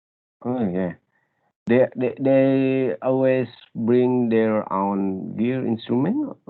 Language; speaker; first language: English; non-native, learner; Indonesian